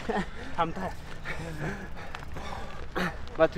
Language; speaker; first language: English; non-native, learner; Italian